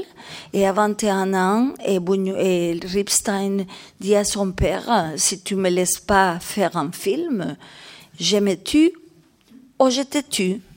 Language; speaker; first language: French; non-native, learner; Spanish